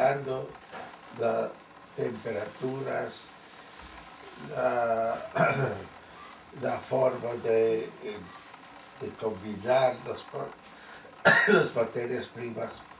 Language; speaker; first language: Spanish; non-native, fluent; Yiddish